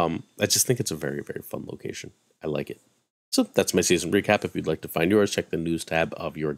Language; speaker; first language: English; native; English